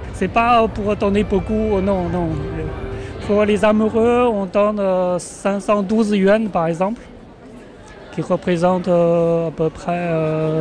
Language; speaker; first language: French; non-native, fluent; Chinese